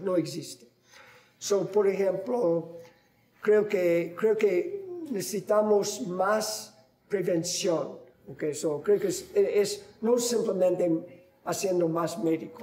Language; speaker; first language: Spanish; non-native, fluent; English